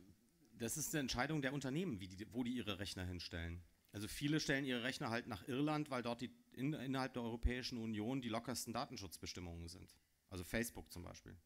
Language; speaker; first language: German; native; German